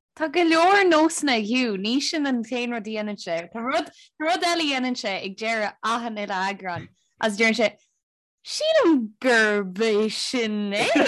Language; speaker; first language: Irish; native; Irish